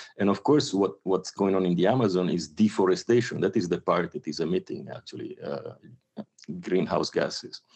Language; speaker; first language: English; non-native, fluent; Italian